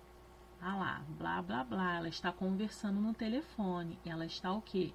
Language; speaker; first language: Portuguese; native; Portuguese